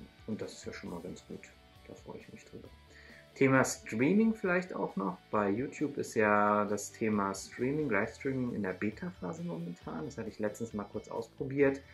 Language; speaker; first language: German; native; German